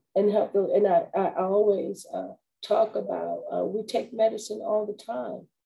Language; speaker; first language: English; native; English